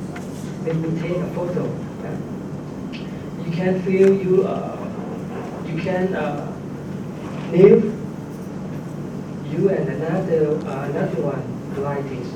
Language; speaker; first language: English; non-native, learner; Thai